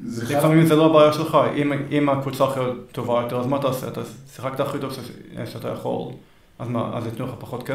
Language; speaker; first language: Hebrew; early bilingual, heritage; Hebrew